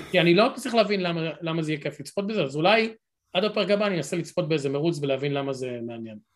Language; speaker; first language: Hebrew; native; Hebrew